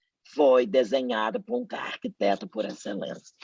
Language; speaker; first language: Portuguese; native; Portuguese